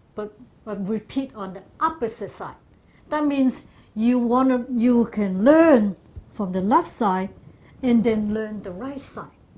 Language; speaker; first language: English; non-native, learner; Chinese